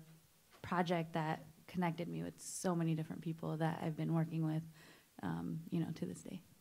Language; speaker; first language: English; native; English